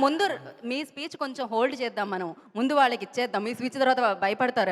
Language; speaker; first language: Telugu; native; Telugu